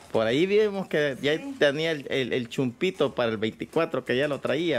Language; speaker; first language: Spanish; native; Spanish